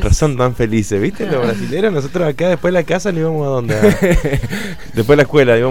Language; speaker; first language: Spanish; native; Spanish